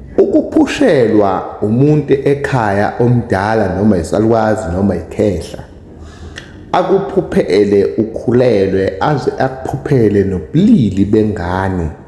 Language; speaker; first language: Zulu; native; Zulu